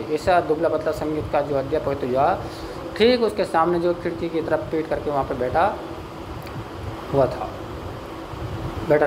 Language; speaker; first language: Hindi; native; Hindi